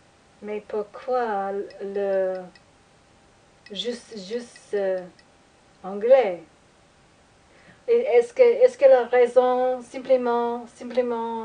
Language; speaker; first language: French; non-native, learner; English